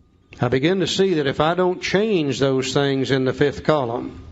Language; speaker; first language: English; native; English